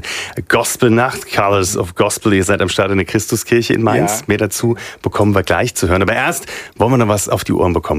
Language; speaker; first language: German; native; German